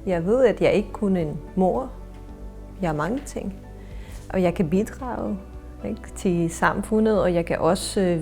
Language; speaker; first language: Danish; non-native, fluent; Ukrainian